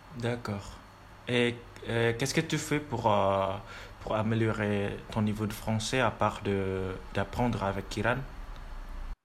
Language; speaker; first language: French; non-native, learner; Indonesian